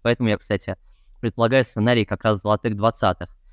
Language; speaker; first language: Russian; native; Russian